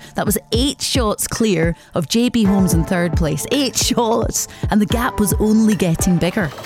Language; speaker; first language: English; native; English